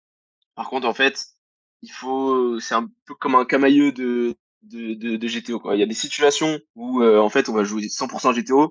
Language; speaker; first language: French; native; French